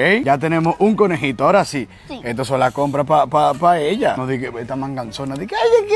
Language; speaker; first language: Spanish; native; Spanish